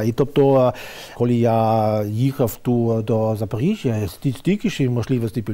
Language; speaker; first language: Ukrainian; non-native, fluent; German